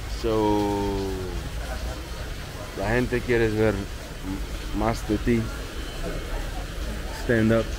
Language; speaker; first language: Spanish; non-native, learner; English